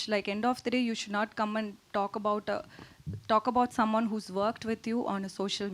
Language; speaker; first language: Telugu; non-native, learner; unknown